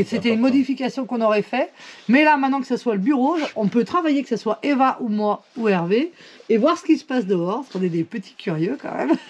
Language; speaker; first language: French; native; French